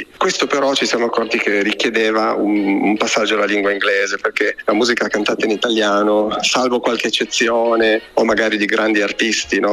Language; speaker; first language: Italian; native; Italian